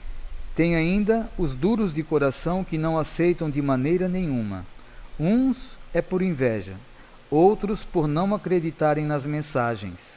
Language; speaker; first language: Portuguese; native; Portuguese